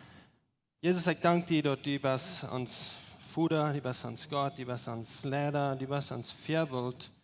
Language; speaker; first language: German; non-native, learner; Plautdietsch